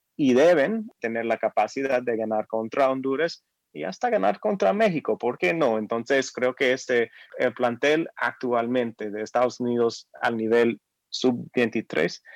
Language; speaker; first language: Spanish; non-native, fluent; English